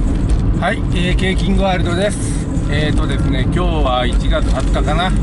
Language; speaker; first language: Japanese; native; Japanese